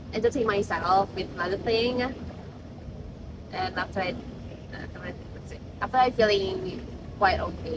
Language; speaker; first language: English; non-native, learner; Indonesian